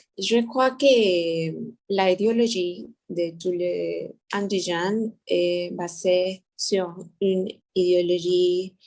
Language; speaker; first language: French; non-native, learner; Spanish